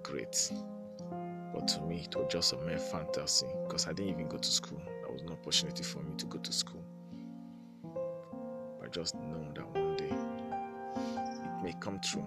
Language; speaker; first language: English; non-native, local second language; Igbo